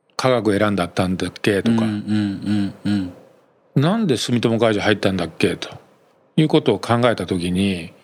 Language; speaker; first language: Japanese; native; Japanese